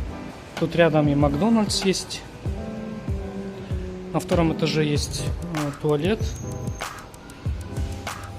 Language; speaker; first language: Russian; non-native, local second language; Kyrgyz